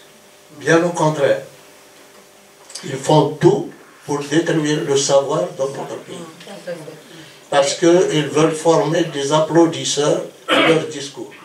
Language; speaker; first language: French; non-native, local second language; Kabyle